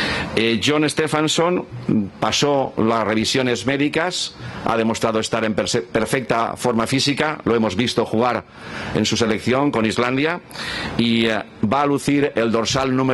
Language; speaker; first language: Spanish; native; Spanish